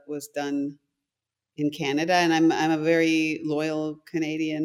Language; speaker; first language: English; non-native, fluent; German